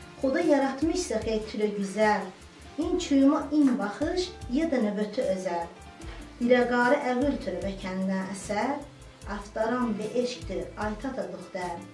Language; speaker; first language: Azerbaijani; non-native, local second language; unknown